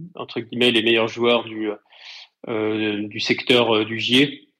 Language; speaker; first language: French; native; French